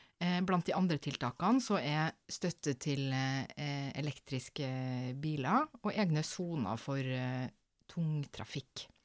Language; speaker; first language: Norwegian; native; Norwegian